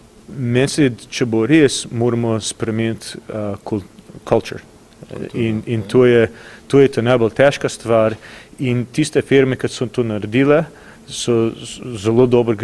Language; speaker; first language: Slovenian; early bilingual, heritage; English